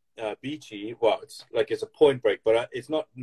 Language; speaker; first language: English; native; English